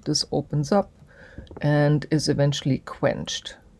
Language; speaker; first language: English; native; English